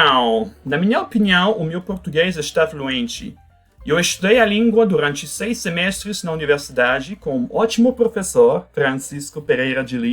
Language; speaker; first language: Portuguese; non-native, fluent; French